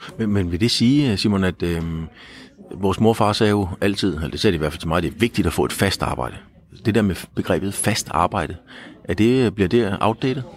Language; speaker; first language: Danish; native; Danish